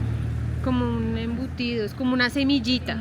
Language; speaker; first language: Spanish; native; Spanish